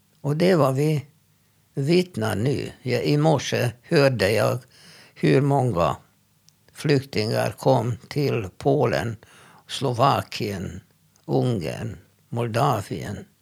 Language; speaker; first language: Swedish; non-native, fluent; Hungarian